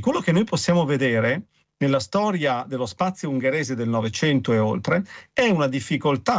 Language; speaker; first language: Italian; native; Italian